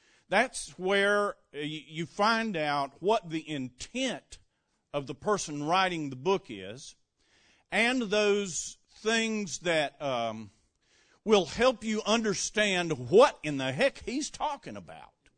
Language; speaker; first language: English; native; English